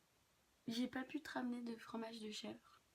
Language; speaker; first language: French; native; French